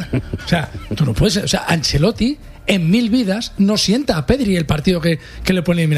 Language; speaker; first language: Spanish; native; Spanish